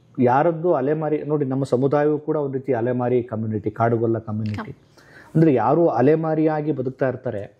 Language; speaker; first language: Kannada; native; Kannada